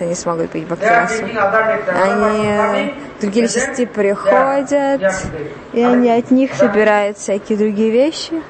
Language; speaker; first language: Russian; non-native, learner; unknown